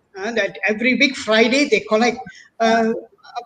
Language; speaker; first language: English; non-native, local second language; Tamil